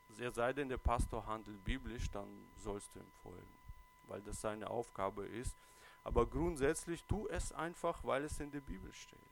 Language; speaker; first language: German; early bilingual, other home language; Russian